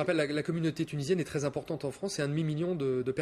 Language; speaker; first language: French; native; French